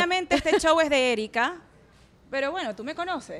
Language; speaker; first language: Spanish; native; Spanish